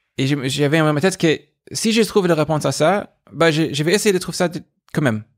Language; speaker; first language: French; non-native, fluent; English